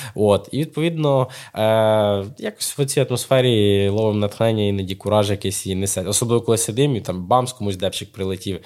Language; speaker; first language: Ukrainian; non-native, local second language; Russian